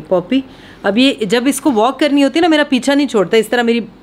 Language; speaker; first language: Urdu; non-native, local second language; Punjabi